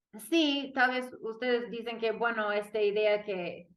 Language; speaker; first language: Spanish; non-native, fluent; English